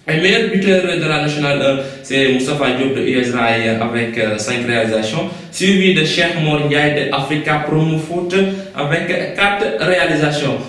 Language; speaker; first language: French; non-native, local second language; Wolof